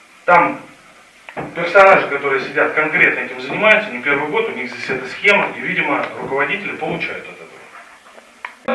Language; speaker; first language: Russian; native; Russian